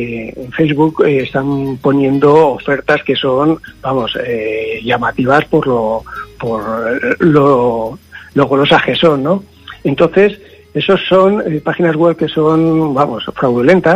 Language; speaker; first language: Spanish; native; Spanish